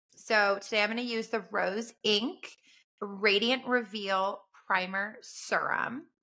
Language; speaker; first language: English; native; English